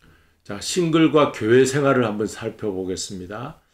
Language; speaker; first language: Korean; native; Korean